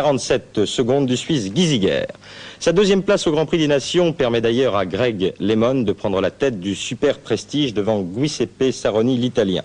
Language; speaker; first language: French; native; French